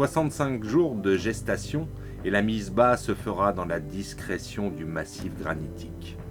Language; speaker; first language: French; native; French